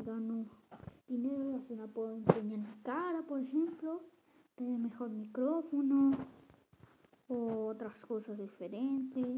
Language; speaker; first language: Spanish; early bilingual, other home language; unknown